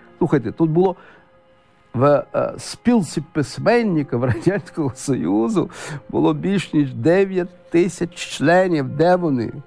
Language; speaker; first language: Ukrainian; non-native, local second language; Russian